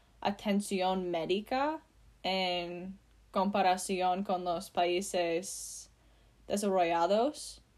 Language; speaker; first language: Spanish; non-native, learner; English